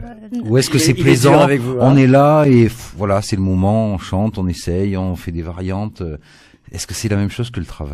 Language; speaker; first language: French; native; French